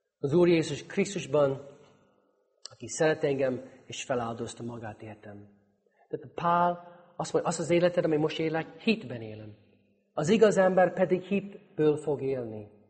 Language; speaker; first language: Hungarian; non-native, fluent; English